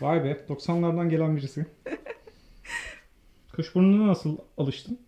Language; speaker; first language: Turkish; native; Turkish